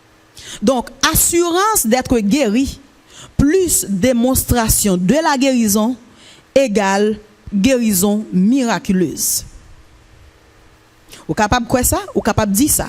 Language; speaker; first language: French; non-native, local second language; Haitian Creole